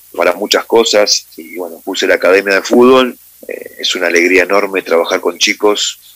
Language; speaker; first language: Spanish; native; Spanish